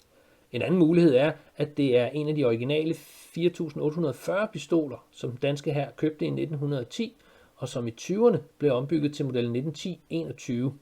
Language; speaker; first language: Danish; native; Danish